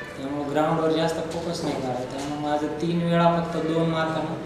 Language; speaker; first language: Marathi; non-native, local second language; Lambadi